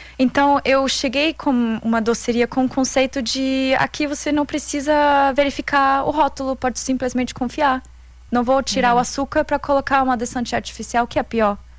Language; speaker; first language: Portuguese; non-native, fluent; German